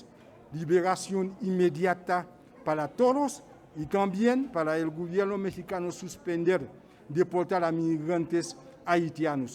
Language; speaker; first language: Spanish; non-native, fluent; Haitian Creole